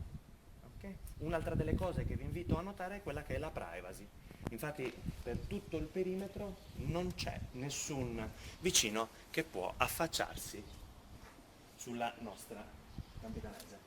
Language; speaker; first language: Italian; native; Italian